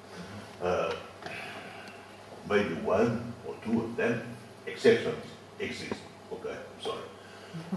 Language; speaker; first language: English; non-native, fluent; Portuguese